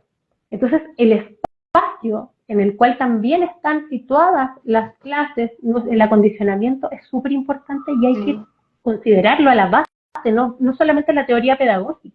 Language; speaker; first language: Spanish; native; Spanish